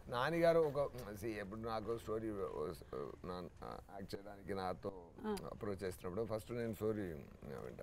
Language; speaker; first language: Telugu; non-native, local second language; Tamil